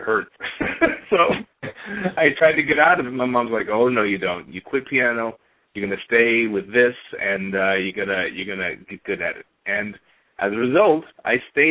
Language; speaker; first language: English; native; English